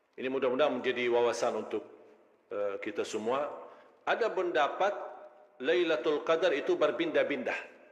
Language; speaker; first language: Malay; non-native, fluent; Arabic